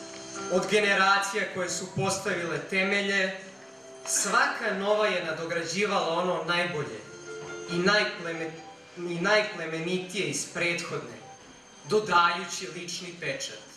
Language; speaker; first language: Serbian; native; Serbian